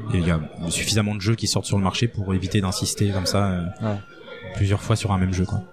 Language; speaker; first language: French; native; French